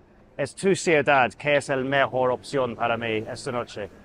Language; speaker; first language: Spanish; non-native, learner; English